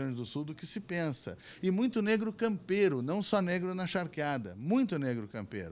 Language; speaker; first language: Portuguese; native; Portuguese